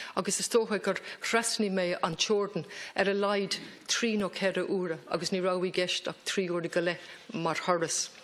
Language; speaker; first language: Irish; non-native, local second language; English